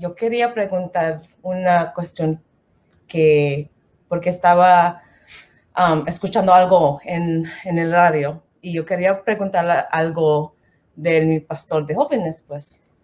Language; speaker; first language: Spanish; non-native, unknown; English